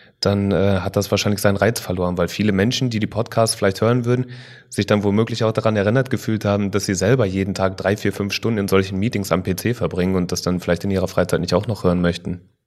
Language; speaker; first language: German; native; German